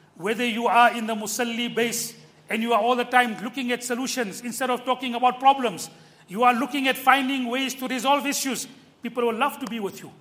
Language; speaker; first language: English; native; English